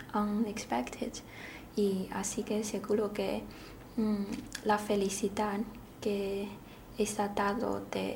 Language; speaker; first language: Spanish; non-native, learner; Chinese